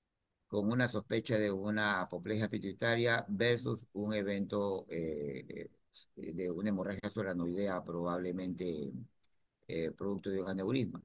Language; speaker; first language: Spanish; native; Spanish